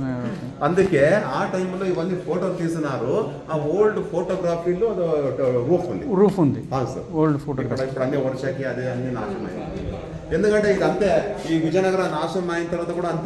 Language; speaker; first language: Telugu; non-native, local second language; Kannada